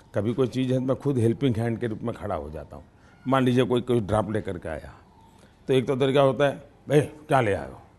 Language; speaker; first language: Hindi; non-native, local second language; Gujarati